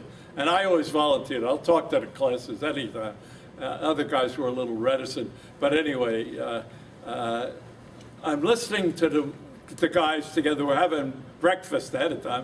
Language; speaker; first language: English; native; English